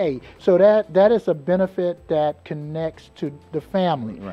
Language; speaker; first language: English; native; English